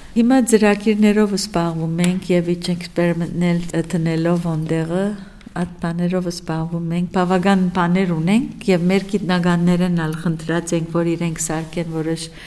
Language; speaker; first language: Armenian; early bilingual, heritage; Armenian